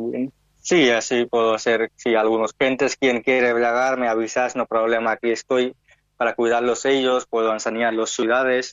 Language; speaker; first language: Spanish; non-native, learner; Hindi